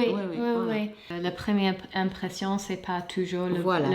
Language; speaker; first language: French; non-native, fluent; English